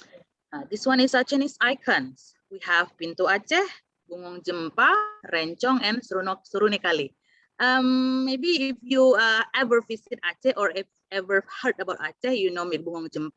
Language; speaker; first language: English; non-native, fluent; Indonesian